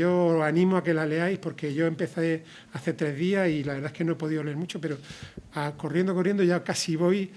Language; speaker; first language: Spanish; native; Spanish